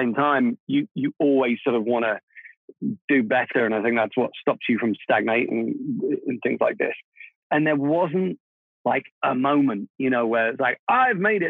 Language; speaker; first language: English; non-native, local second language; Czech